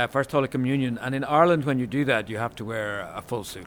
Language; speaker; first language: English; native; English